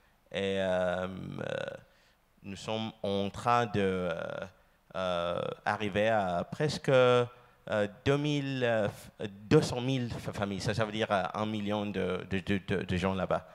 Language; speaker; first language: French; non-native, learner; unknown